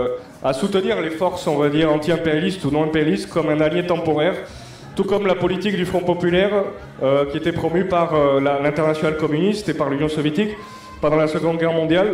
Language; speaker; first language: French; native; French